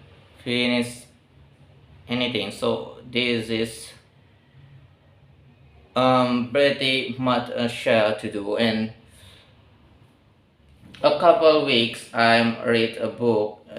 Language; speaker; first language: English; non-native, learner; Indonesian